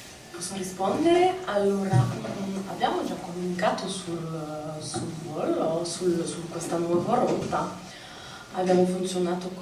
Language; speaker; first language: Italian; non-native, fluent; French